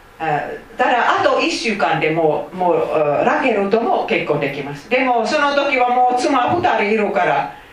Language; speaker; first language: Japanese; non-native, fluent; Finnish